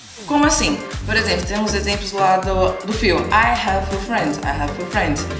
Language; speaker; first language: English; non-native, fluent; Portuguese